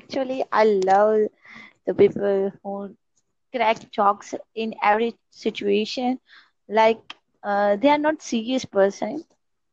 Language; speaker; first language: English; non-native, learner; Gujarati